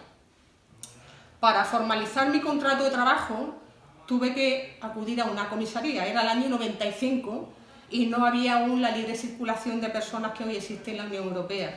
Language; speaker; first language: Spanish; native; Spanish